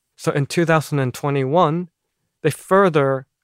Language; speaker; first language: English; non-native, local second language; Cantonese